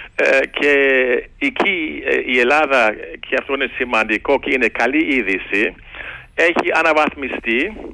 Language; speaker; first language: Greek; non-native, fluent; German